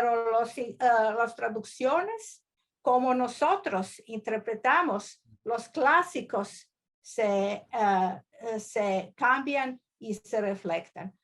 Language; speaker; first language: Spanish; non-native, learner; Croatian